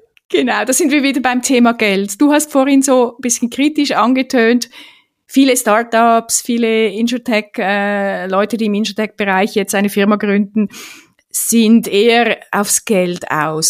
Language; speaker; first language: German; native; German